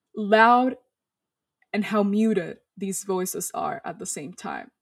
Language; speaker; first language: English; non-native, fluent; Spanish